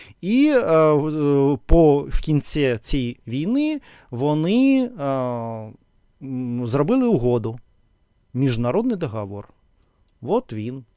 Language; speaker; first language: Ukrainian; non-native, learner; Russian